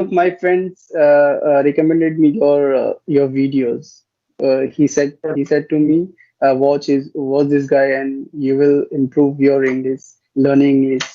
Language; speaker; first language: English; non-native, learner; Hindi